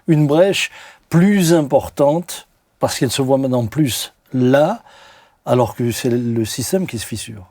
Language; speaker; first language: French; native; French